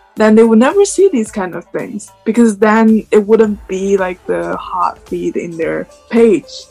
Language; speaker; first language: English; non-native, fluent; Chinese